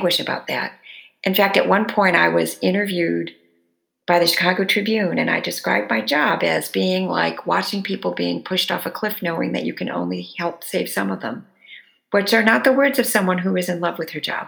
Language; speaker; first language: English; native; English